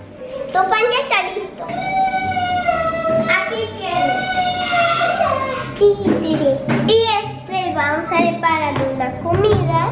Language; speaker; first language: Spanish; early bilingual, heritage; Spanish